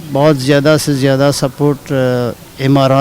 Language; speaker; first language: Hindi; non-native, learner; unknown